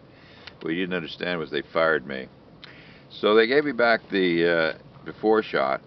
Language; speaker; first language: English; native; English